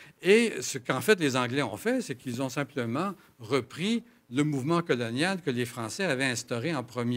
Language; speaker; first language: French; native; French